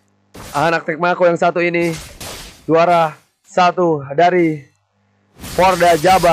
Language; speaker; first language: Indonesian; native; Indonesian